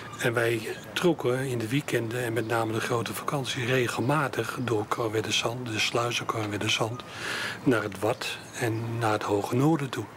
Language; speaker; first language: Dutch; native; Dutch